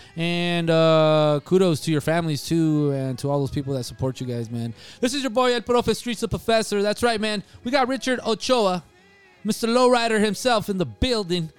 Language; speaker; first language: English; native; English